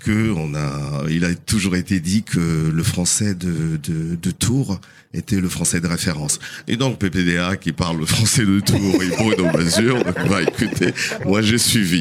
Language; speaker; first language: French; non-native, fluent; Portuguese